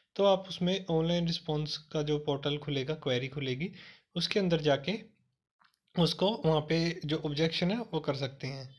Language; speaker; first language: Hindi; non-native, local second language; Punjabi